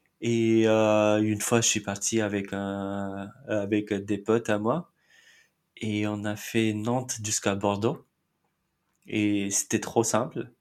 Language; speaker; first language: French; non-native, fluent; Marathi